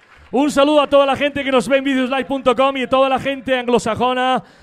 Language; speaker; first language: Spanish; native; Spanish